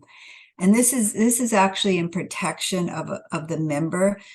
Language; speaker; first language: English; native; English